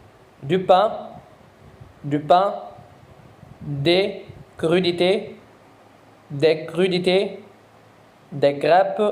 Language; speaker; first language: French; non-native, fluent; Arabic